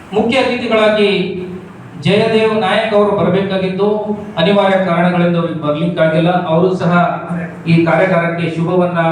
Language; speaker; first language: Kannada; non-native, local second language; Lambadi